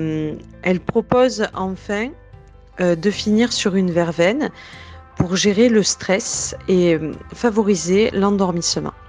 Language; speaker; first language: French; native; French